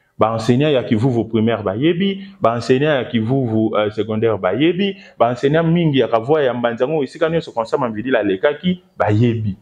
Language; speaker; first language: Lingala; non-native, local second language; Kongo